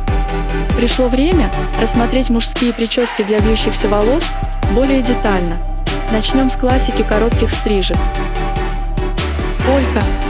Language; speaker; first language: Russian; native; Russian